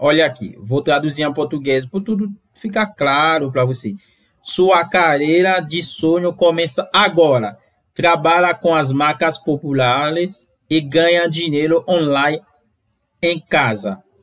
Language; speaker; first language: Portuguese; non-native, fluent; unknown